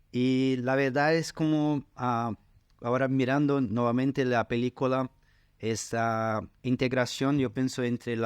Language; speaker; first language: Spanish; non-native, learner; Portuguese